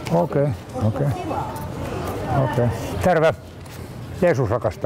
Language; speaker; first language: Finnish; native; Finnish